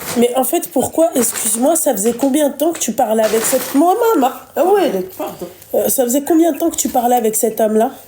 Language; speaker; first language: French; native; French